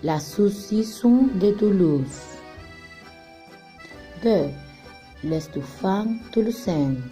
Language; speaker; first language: French; non-native, learner; Spanish